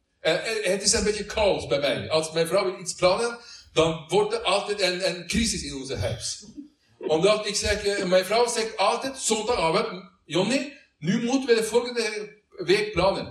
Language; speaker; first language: Dutch; non-native, learner; Norwegian